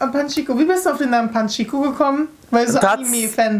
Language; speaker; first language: German; native; German